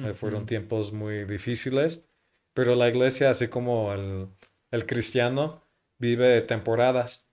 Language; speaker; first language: Spanish; non-native, fluent; English